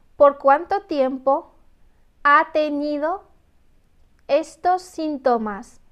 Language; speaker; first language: Spanish; non-native, fluent; Arabic